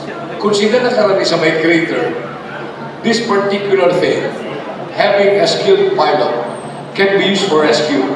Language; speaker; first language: English; non-native, local second language; Bikol